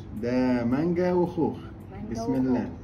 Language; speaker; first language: Arabic; native; Arabic